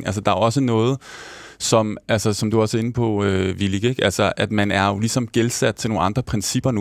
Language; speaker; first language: Danish; native; Danish